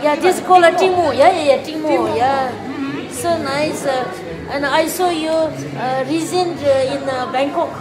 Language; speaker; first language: English; non-native, learner; Nepali